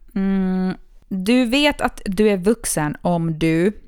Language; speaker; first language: Swedish; non-native, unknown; Finnish